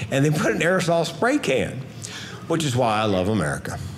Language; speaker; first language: English; native; English